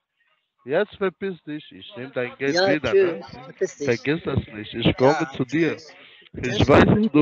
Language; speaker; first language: German; non-native, learner; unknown